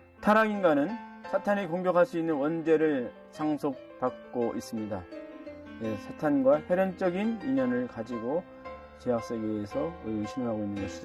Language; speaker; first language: Korean; native; Korean